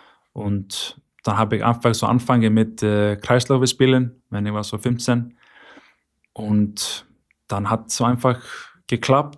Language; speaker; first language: German; non-native, learner; Icelandic